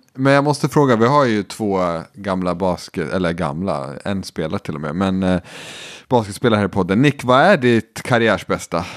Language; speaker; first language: Swedish; native; Swedish